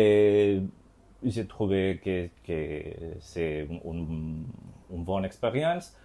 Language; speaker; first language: French; non-native, learner; Spanish